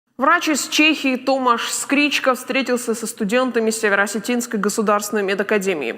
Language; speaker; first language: Russian; native; Russian